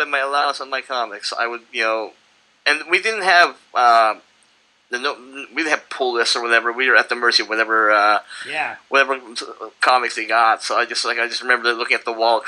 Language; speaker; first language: English; non-native, local second language; Filipino